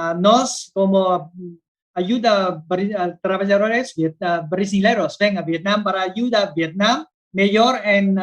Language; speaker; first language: Spanish; non-native, learner; Vietnamese